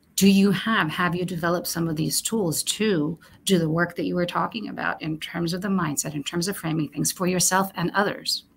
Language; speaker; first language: English; early bilingual, other home language; Romanian